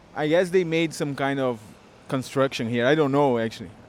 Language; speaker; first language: English; non-native, fluent; Portuguese